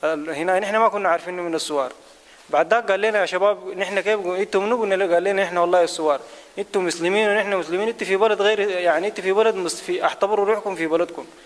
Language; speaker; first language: Arabic; native; Arabic